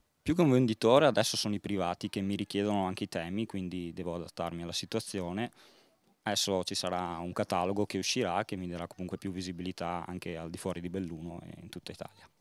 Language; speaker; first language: Italian; native; Italian